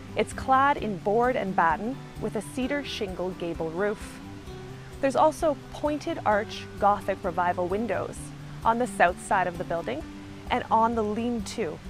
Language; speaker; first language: English; native; English